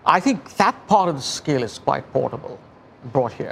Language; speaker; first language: English; non-native, local second language; Tamil